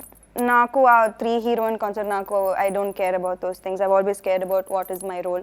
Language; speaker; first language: Telugu; non-native, fluent; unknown